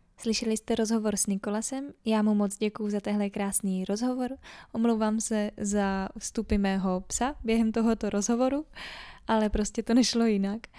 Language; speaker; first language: Czech; native; Czech